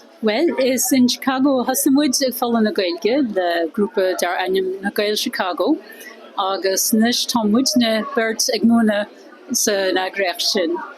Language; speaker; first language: Irish; non-native, fluent; English